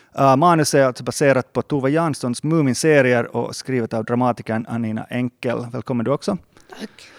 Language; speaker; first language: Swedish; native; Swedish